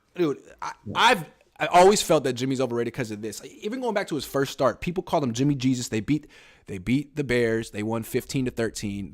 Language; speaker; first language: English; native; English